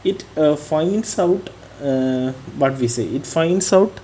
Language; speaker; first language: English; non-native, local second language; Malayalam